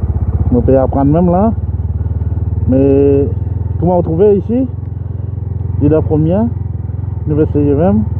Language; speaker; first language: French; non-native, local second language; Morisyen